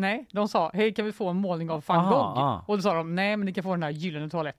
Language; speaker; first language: Swedish; native; Swedish